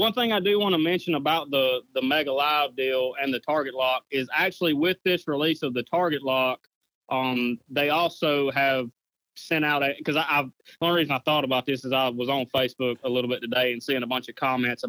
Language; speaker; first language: English; native; English